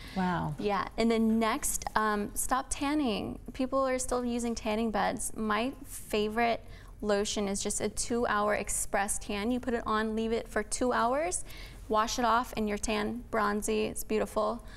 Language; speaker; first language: English; native; English